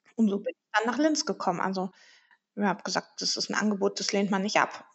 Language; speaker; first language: German; early bilingual, heritage; German